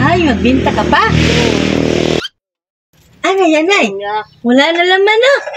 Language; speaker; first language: Filipino; non-native, local second language; Cebuano